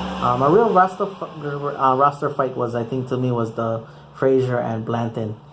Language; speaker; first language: English; native; English